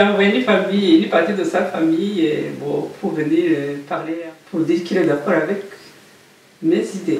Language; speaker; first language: French; non-native, local second language; Kinyarwanda